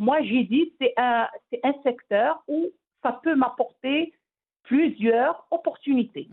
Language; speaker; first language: French; non-native, local second language; Arabic